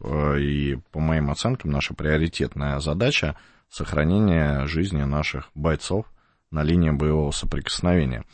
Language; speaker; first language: Russian; native; Russian